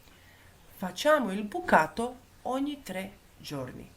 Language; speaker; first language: Italian; non-native, fluent; Macedonian